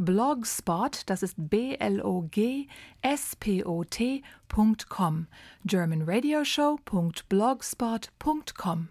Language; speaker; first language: German; native; German